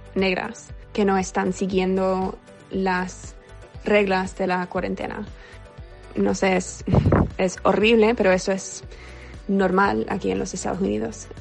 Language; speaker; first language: Spanish; non-native, fluent; English